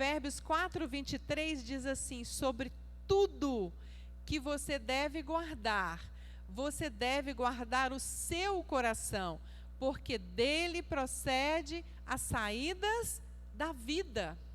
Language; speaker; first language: Portuguese; native; Portuguese